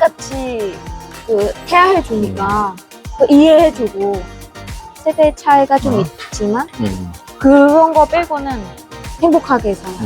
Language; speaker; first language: Korean; non-native, fluent; Vietnamese